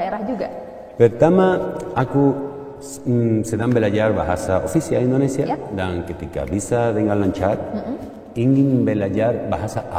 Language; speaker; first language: Indonesian; non-native, learner; Spanish